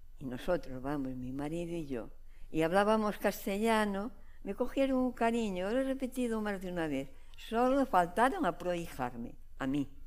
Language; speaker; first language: Spanish; non-native, local second language; Galician